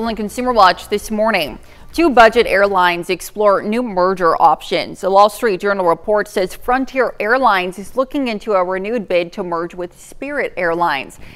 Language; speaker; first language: English; native; English